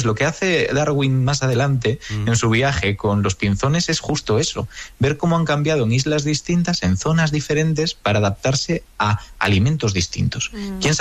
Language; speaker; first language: Spanish; native; Spanish